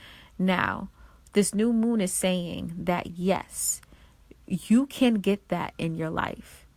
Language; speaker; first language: English; native; English